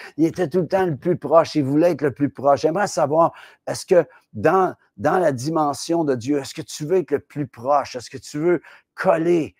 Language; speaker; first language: French; native; French